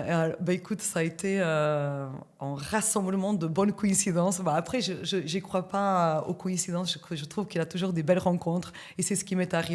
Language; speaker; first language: French; native; French